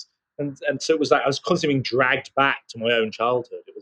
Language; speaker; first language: English; native; English